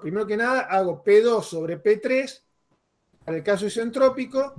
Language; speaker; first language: Spanish; native; Spanish